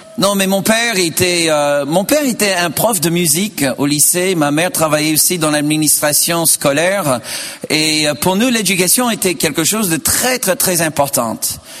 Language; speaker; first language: French; non-native, fluent; English